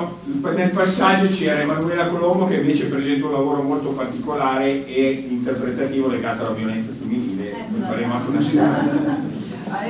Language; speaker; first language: Italian; native; Italian